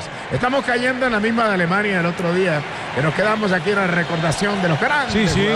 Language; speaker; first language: Spanish; native; Spanish